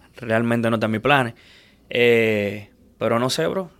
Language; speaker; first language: Spanish; native; Spanish